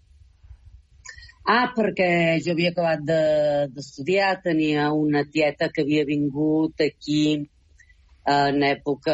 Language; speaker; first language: Catalan; native; Catalan